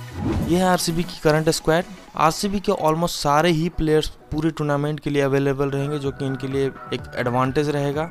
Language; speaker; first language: Hindi; native; Hindi